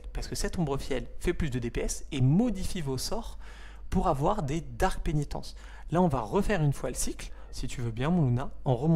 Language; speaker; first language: French; native; French